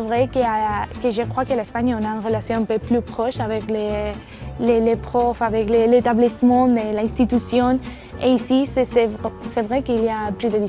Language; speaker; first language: French; non-native, fluent; Spanish